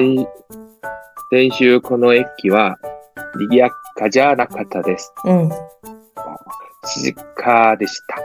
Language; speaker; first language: Japanese; non-native, learner; Korean